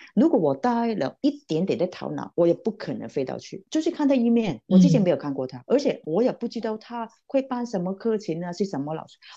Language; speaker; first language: Chinese; non-native, local second language; Cantonese